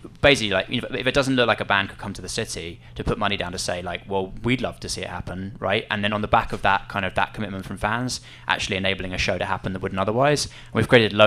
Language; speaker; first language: English; native; English